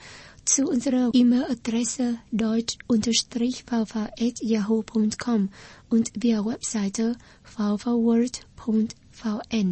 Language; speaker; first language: German; non-native, fluent; Vietnamese